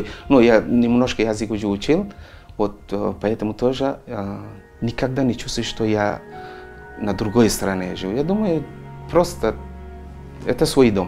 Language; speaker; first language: Russian; non-native, learner; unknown